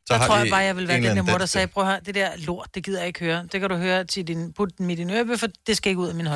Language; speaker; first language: Danish; native; Danish